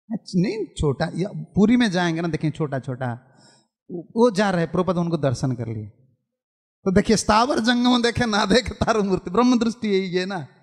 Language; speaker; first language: Hindi; non-native, local second language; Odia